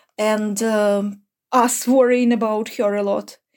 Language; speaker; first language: English; non-native, fluent; Ukrainian